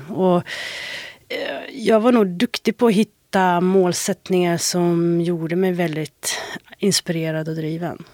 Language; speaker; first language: Swedish; native; Swedish